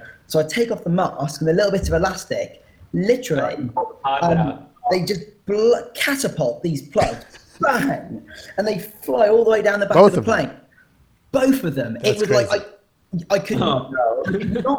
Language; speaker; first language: English; native; English